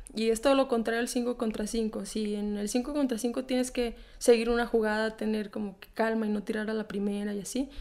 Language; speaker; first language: Spanish; native; Spanish